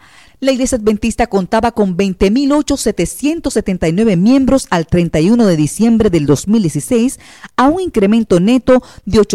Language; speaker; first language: Spanish; native; Spanish